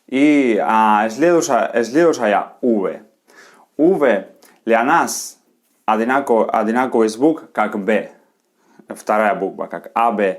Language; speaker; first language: Russian; non-native, fluent; Spanish